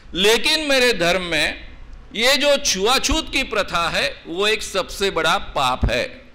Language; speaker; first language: Hindi; non-native, local second language; Marathi